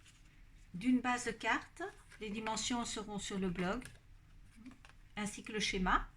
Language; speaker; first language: French; native; French